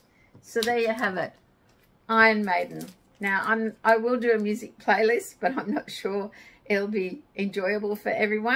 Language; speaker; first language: English; native; English